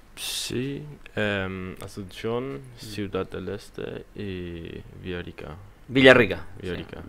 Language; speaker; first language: Spanish; non-native, learner; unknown